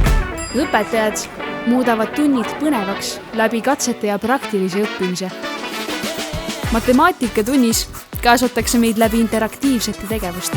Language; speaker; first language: Estonian; native; Estonian